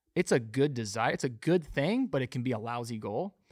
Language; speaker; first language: English; native; English